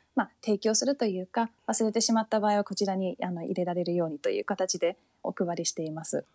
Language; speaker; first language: Japanese; early bilingual, heritage; Japanese